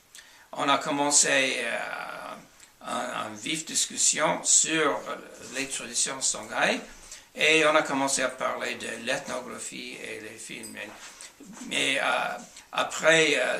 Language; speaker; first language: French; non-native, fluent; English